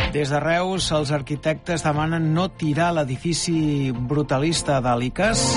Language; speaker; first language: Catalan; native; Catalan